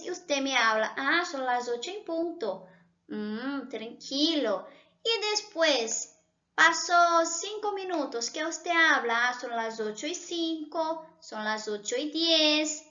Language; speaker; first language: Spanish; non-native, fluent; Portuguese